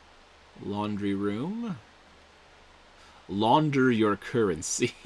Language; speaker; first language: English; native; English